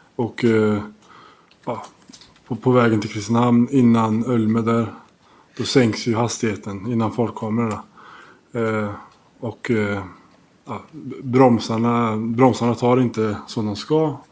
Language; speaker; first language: Swedish; native; Swedish